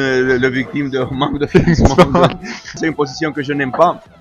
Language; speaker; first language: French; non-native, fluent; Romanian